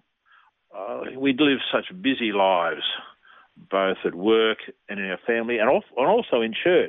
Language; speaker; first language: English; native; English